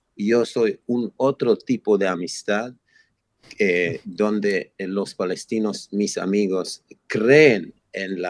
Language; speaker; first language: Spanish; non-native, fluent; Hebrew